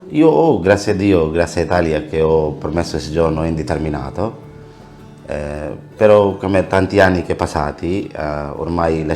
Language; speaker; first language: Italian; non-native, learner; Punjabi